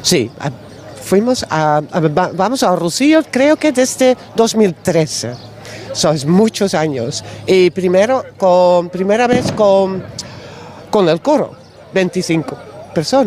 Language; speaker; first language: Spanish; non-native, learner; Dutch